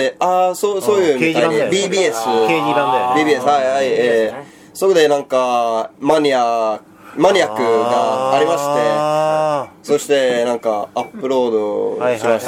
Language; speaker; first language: Japanese; non-native, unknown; Swedish